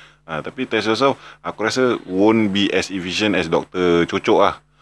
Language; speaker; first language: English; non-native, local second language; Malay